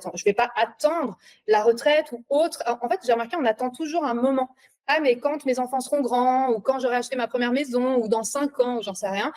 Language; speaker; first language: French; native; French